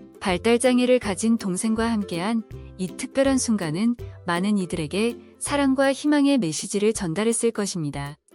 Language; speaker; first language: Korean; native; Korean